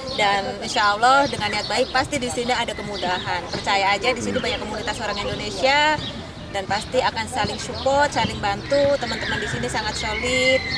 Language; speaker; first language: Indonesian; native; Indonesian